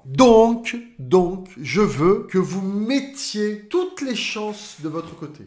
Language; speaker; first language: French; native; French